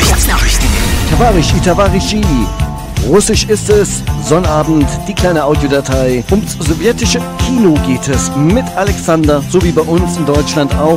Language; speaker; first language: German; native; German